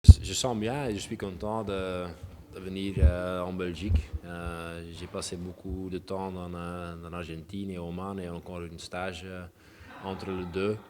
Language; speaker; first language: French; non-native, local second language; Dutch